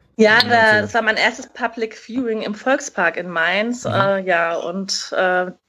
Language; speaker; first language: German; native; German